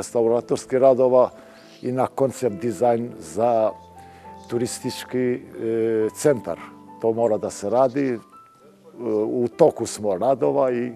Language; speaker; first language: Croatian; non-native, local second language; Albanian